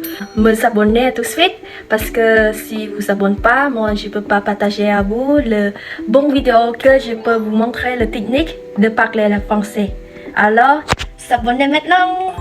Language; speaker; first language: French; non-native, learner; Khmer